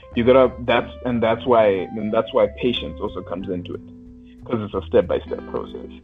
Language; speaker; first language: English; non-native, local second language; Shona